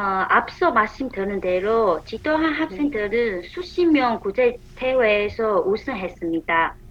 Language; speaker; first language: Korean; non-native, fluent; Chinese